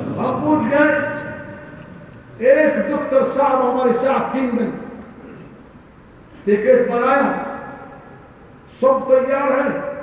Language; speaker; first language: Urdu; non-native, learner; Arabic